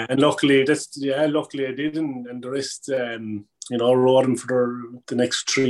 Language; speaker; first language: English; native; English